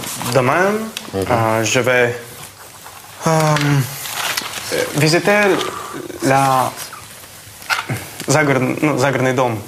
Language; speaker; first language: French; non-native, learner; Russian